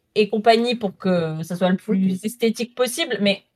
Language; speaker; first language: French; native; French